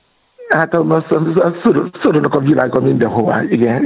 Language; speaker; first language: Hungarian; non-native, learner; Yoruba